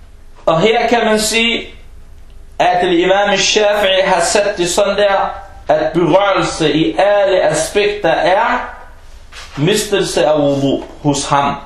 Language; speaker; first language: Danish; non-native, fluent; Arabic